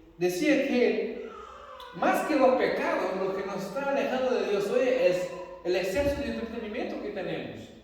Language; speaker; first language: Spanish; non-native, fluent; Portuguese